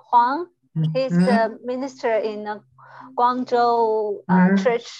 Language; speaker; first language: English; non-native, learner; Chinese